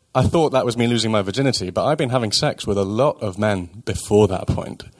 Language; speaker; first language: English; native; English